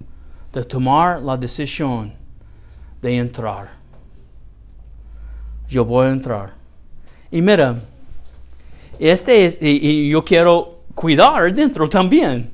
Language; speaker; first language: Spanish; non-native, learner; English